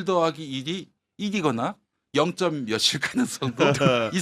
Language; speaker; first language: Korean; native; Korean